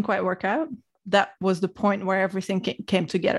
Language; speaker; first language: English; non-native, fluent; Dutch